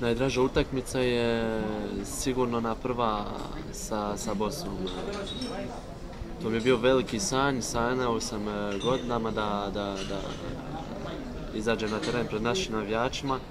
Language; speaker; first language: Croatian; early bilingual, heritage; Bosnian